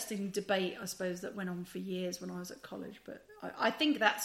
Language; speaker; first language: English; native; English